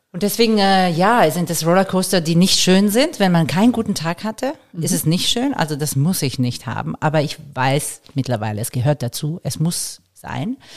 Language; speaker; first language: German; non-native, fluent; Italian